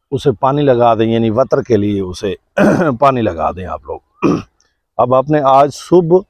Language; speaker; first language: Urdu; non-native, local second language; Saraiki